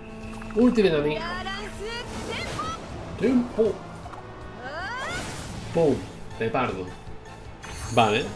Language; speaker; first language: Spanish; native; Spanish